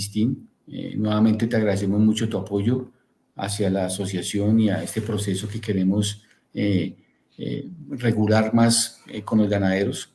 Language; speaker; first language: Spanish; native; Spanish